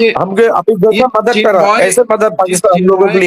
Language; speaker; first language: Hindi; non-native, learner; Bangla